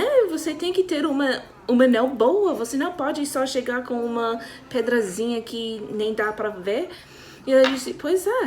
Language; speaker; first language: Portuguese; non-native, fluent; English